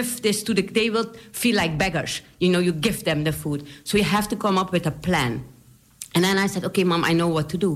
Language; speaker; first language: English; non-native, fluent; Dutch